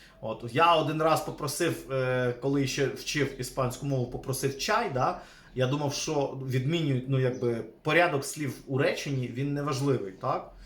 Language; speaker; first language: Ukrainian; native; Ukrainian